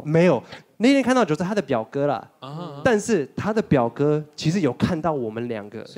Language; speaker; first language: Chinese; non-native, fluent; English